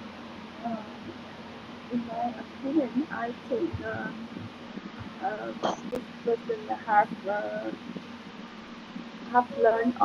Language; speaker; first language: English; non-native, learner; Vietnamese